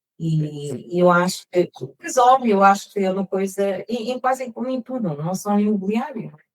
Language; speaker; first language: Portuguese; early bilingual, heritage; Portuguese